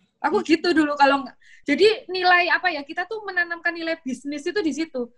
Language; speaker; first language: Indonesian; native; Indonesian